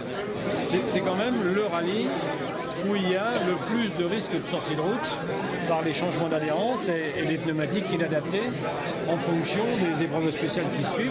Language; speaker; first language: French; native; French